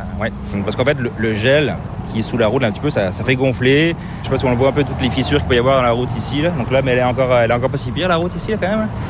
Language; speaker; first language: French; native; French